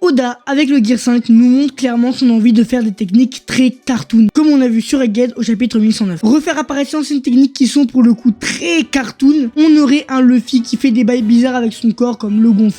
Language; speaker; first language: French; native; French